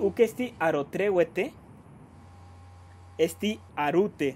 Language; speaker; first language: Greek; non-native, fluent; Spanish